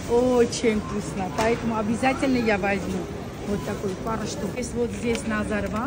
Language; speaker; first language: Russian; non-native, local second language; Armenian